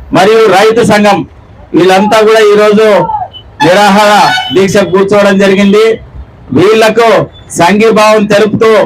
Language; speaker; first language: Telugu; native; Telugu